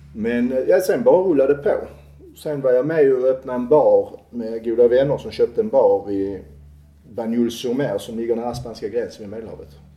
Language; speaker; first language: Swedish; native; Swedish